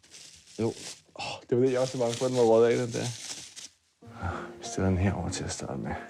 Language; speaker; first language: Danish; native; Danish